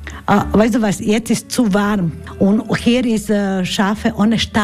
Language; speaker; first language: German; non-native, learner; Croatian